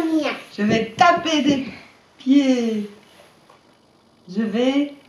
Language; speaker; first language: French; native; French